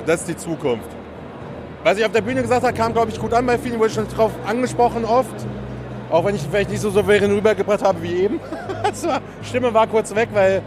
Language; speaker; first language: German; native; German